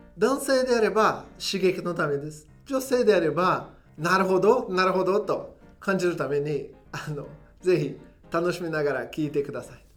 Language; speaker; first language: Japanese; non-native, fluent; Portuguese